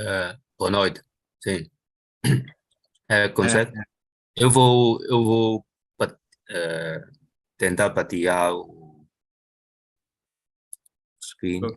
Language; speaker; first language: Portuguese; non-native, local second language; Chinese